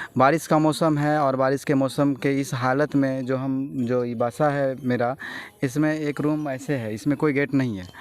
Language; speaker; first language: Hindi; native; Hindi